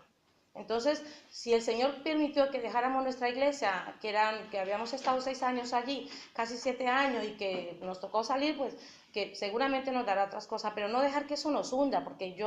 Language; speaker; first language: Spanish; native; Spanish